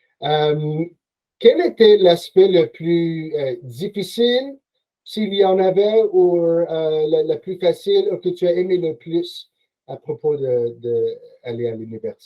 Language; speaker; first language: French; non-native, local second language; English